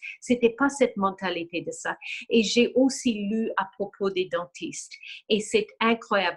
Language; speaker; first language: French; non-native, fluent; English